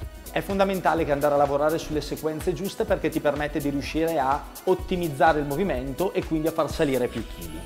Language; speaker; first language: Italian; native; Italian